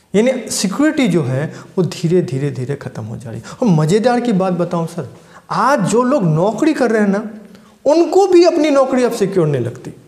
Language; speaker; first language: Hindi; non-native, local second language; Bangla